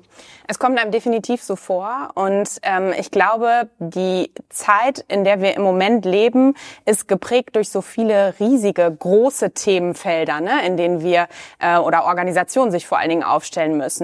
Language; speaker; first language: German; native; German